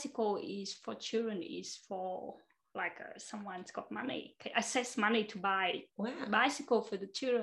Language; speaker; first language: English; non-native, fluent; Vietnamese